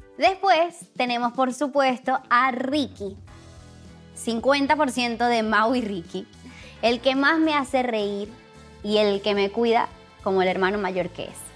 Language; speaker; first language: Spanish; early bilingual, heritage; Spanish